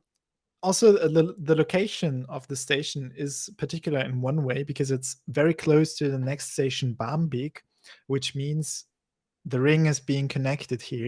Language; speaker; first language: English; non-native, fluent; German